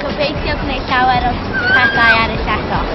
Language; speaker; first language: Welsh; non-native, local second language; English